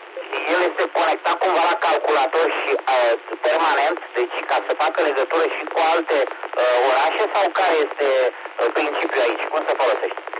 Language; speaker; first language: Romanian; native; Romanian